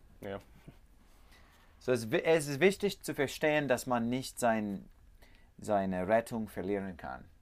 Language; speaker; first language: German; non-native, learner; English